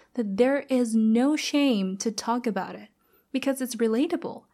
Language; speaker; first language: English; non-native, fluent; Thai